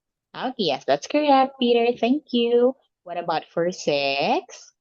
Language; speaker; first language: English; non-native, local second language; Filipino